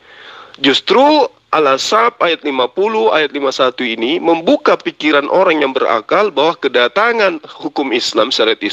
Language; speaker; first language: Indonesian; native; Indonesian